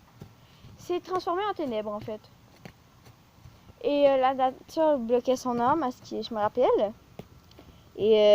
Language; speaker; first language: French; native; French